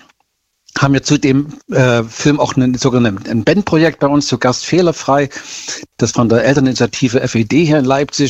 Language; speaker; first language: German; native; German